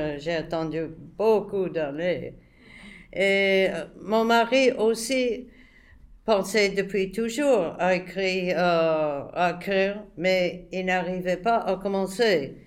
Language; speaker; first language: French; non-native, fluent; English